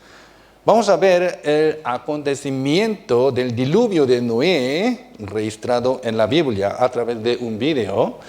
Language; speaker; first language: Spanish; non-native, fluent; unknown